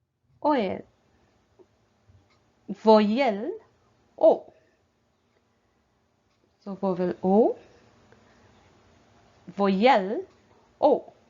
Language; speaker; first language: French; non-native, learner; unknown